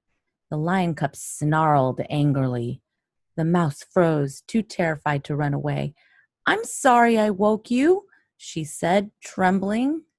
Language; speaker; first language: English; native; English